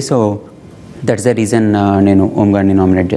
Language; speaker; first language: Telugu; native; Telugu